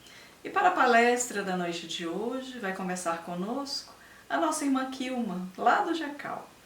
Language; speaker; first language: Portuguese; native; Portuguese